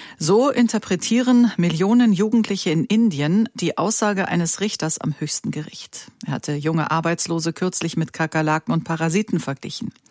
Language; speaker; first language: German; native; German